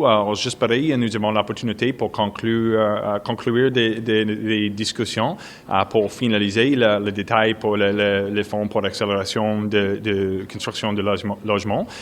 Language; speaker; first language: French; non-native, local second language; English